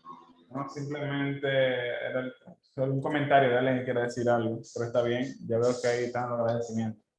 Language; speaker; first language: Spanish; native; Spanish